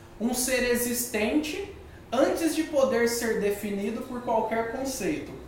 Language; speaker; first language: Portuguese; native; Portuguese